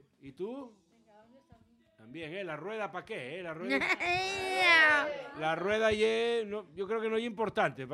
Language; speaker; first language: Spanish; native; Spanish